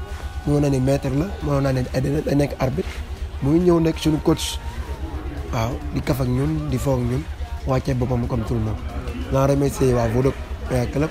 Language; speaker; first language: French; non-native, local second language; Wolof